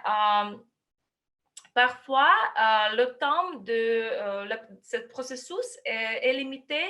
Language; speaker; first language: French; non-native, fluent; Russian